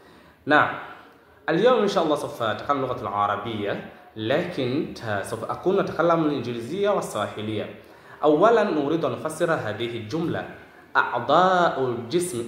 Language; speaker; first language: Arabic; non-native, fluent; Swahili